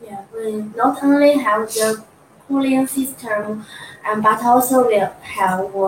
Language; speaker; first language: English; non-native, learner; Chinese